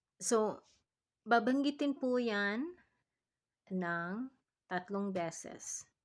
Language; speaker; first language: Filipino; non-native, local second language; Bikol